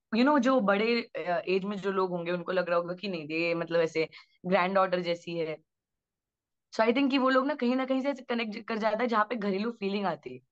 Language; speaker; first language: Hindi; native; Hindi